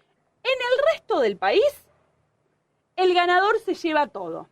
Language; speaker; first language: Spanish; native; Spanish